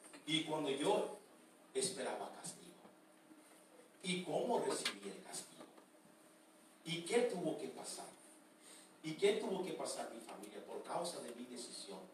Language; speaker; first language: Spanish; early bilingual, heritage; Spanish